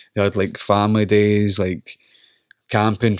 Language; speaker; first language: English; native; English